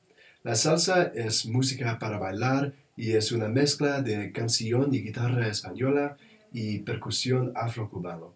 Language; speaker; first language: Spanish; non-native, learner; English